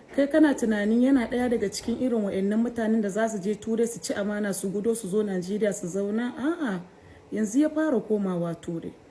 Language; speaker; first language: Hausa; non-native, local second language; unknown